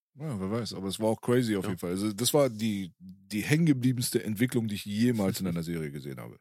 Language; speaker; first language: German; early bilingual, other home language; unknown